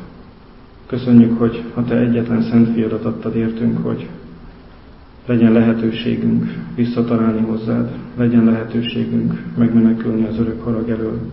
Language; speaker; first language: Hungarian; native; Hungarian